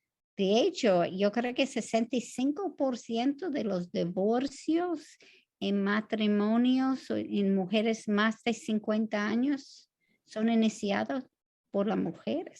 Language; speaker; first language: Spanish; non-native, fluent; English